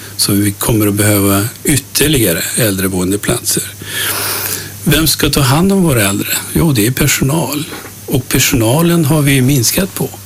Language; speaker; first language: Swedish; early bilingual, other home language; Turkish